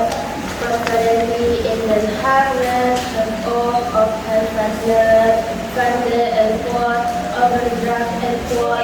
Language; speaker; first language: Dutch; non-native, learner; Indonesian